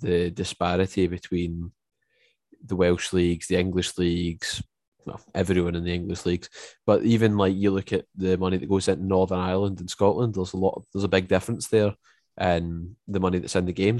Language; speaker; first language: English; native; English